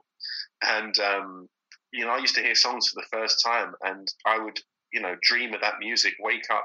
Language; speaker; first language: English; native; English